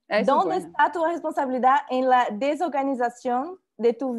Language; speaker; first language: Spanish; non-native, learner; Portuguese